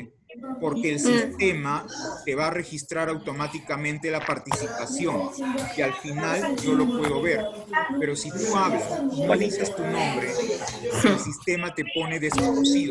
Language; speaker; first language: Spanish; native; Spanish